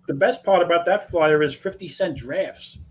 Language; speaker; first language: English; native; English